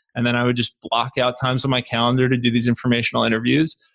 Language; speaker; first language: English; native; English